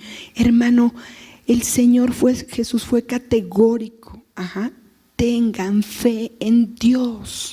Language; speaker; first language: Spanish; native; Spanish